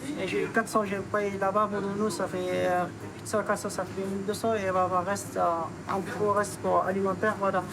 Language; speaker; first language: French; non-native, learner; Persian